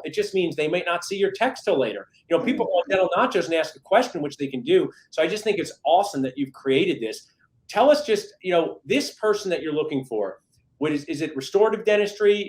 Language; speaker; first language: English; native; English